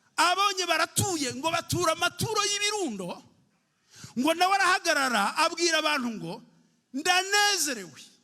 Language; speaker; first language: Kinyarwanda; early bilingual, heritage; Kinyarwanda